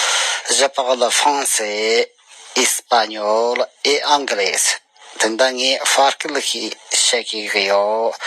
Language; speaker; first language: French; non-native, learner; Tibetan